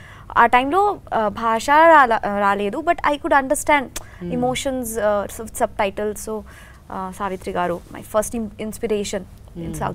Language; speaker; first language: Telugu; non-native, learner; Bangla